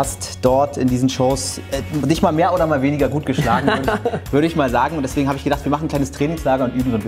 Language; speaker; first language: German; native; German